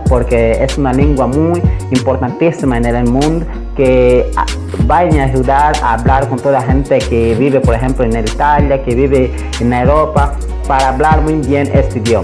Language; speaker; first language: Spanish; non-native, learner; Portuguese